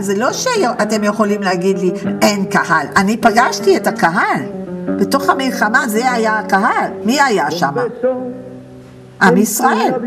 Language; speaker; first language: Hebrew; non-native, fluent; Spanish